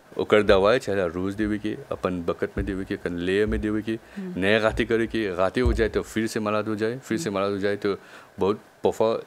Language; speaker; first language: Hindi; non-native, local second language; Bhojpuri